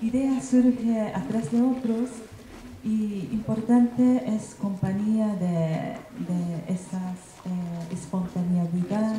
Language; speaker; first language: Spanish; non-native, learner; Japanese